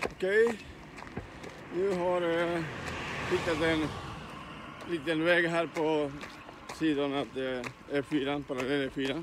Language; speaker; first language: Swedish; non-native, learner; Spanish